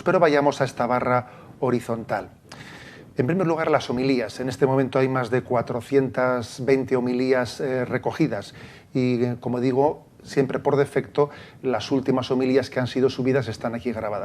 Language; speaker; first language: Spanish; native; Spanish